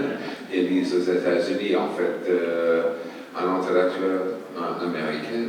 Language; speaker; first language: French; non-native, fluent; English